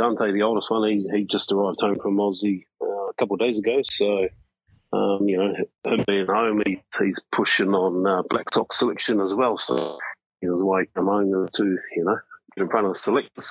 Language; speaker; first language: English; native; English